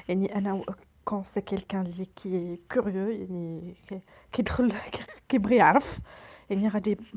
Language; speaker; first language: Arabic; native; Arabic